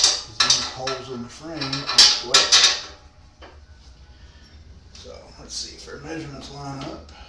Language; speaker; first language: English; native; English